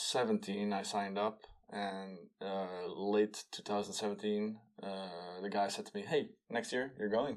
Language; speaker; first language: English; non-native, fluent; Dutch